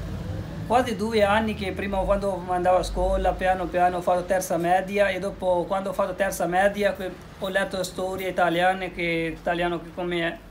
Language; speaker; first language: Italian; non-native, learner; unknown